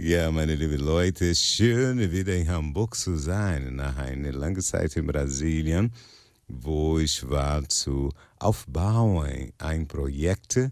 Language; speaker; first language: German; non-native, learner; Portuguese